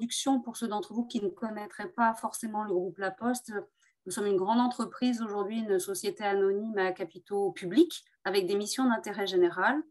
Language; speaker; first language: French; native; French